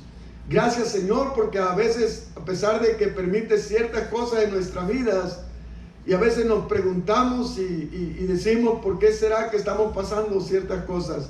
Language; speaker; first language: Spanish; native; Spanish